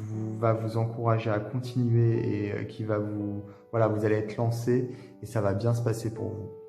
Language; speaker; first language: French; native; French